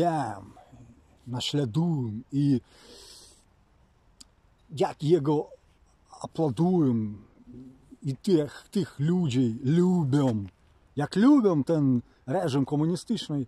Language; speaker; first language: Polish; non-native, fluent; Ukrainian